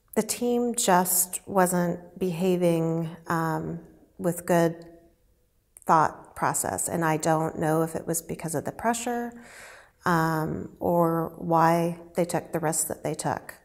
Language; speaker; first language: English; native; English